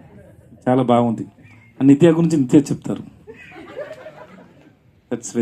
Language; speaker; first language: Telugu; non-native, learner; Tamil